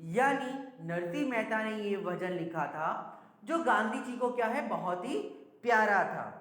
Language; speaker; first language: Hindi; non-native, local second language; Gujarati